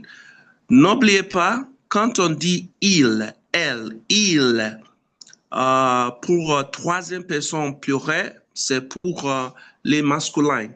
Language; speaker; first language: French; non-native, fluent; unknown